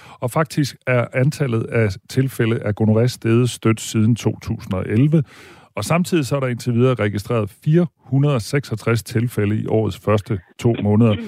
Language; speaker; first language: Danish; native; Danish